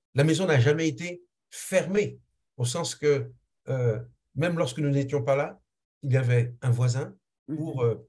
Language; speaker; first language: French; non-native, local second language; Haitian Creole